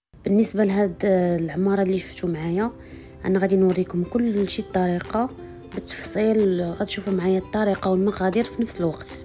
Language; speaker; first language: Arabic; native; Arabic